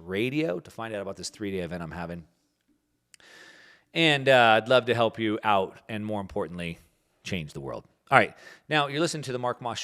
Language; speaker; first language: English; native; English